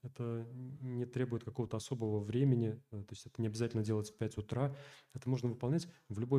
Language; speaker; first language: Russian; native; Russian